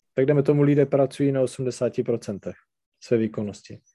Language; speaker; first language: Czech; non-native, local second language; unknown